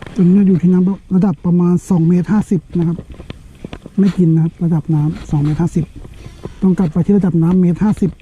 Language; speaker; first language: Thai; non-native, local second language; Northeastern Thai